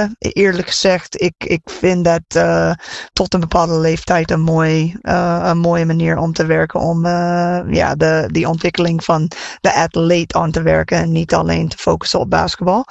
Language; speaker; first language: Dutch; non-native, fluent; English